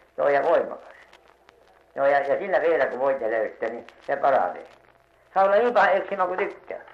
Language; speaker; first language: Finnish; native; Finnish